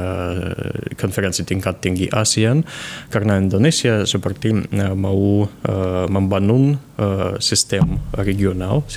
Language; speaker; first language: Indonesian; non-native, fluent; Russian